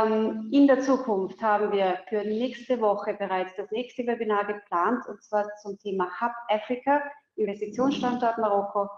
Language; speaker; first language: German; native; German